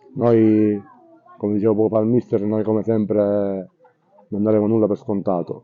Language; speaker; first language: Italian; native; Italian